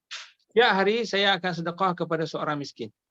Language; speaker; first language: Indonesian; non-native, local second language; Malay